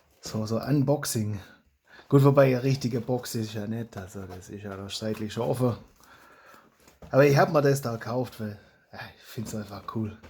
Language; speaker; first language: German; native; German